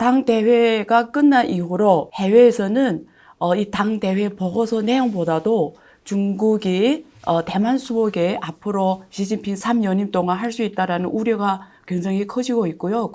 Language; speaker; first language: Korean; native; Korean